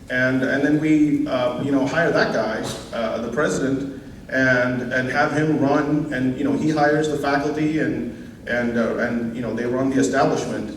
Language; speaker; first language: English; non-native, local second language; Hindi